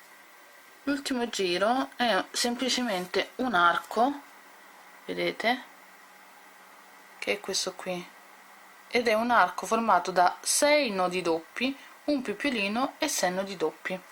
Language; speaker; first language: Italian; native; Italian